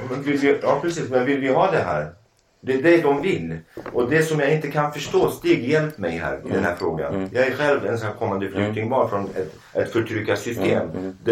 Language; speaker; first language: Swedish; non-native, fluent; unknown